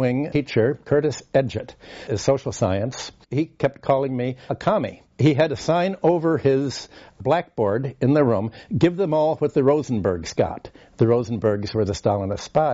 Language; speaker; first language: English; native; English